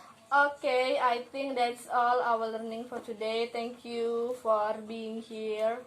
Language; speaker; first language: English; non-native, learner; Indonesian